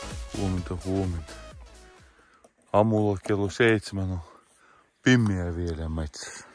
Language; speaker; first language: Finnish; non-native, learner; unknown